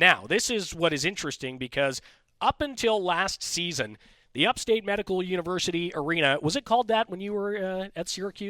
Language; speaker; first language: English; native; English